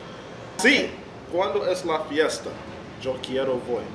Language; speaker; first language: Spanish; non-native, learner; English